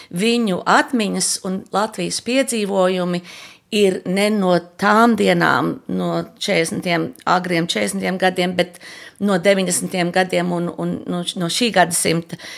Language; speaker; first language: Latvian; early bilingual, heritage; Latvian